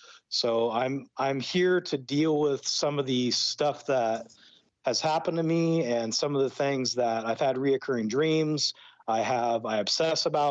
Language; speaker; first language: English; native; English